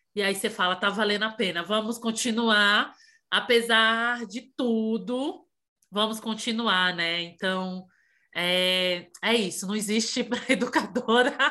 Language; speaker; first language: Portuguese; native; Portuguese